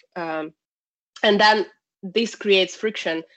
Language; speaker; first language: English; non-native, fluent; Russian